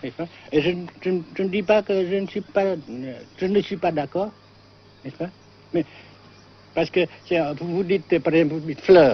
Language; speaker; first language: French; non-native, local second language; Vietnamese